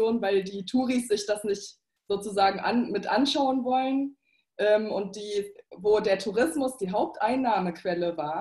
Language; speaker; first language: German; native; German